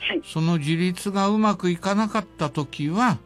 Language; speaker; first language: Japanese; native; Japanese